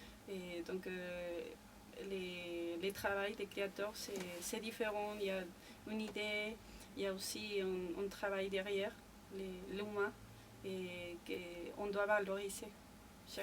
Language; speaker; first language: French; non-native, fluent; Spanish